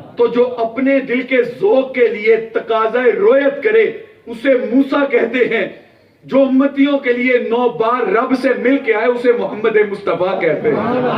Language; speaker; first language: Urdu; non-native, local second language; Punjabi